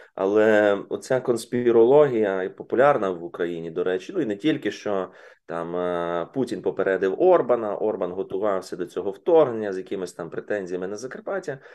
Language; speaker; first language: Ukrainian; native; Ukrainian